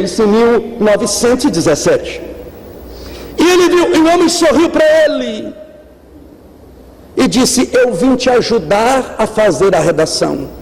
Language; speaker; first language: Portuguese; native; Portuguese